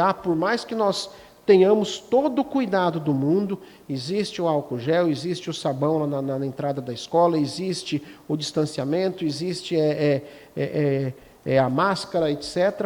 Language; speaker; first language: Portuguese; native; Portuguese